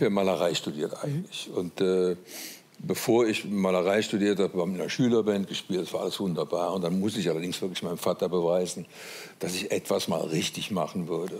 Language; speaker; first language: German; native; German